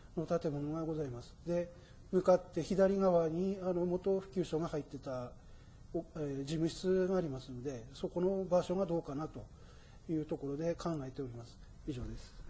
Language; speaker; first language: Japanese; native; Japanese